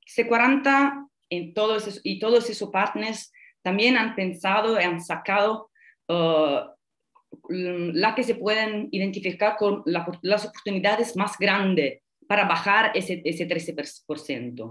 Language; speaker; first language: Spanish; non-native, fluent; Italian